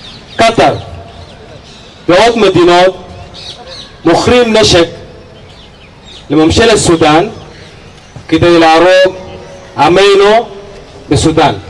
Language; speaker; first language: Hebrew; non-native, learner; Arabic